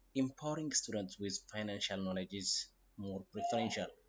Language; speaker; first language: English; non-native, local second language; Amharic